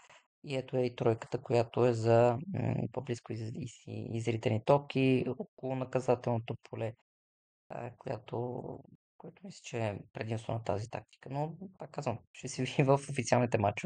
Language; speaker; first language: Bulgarian; native; Bulgarian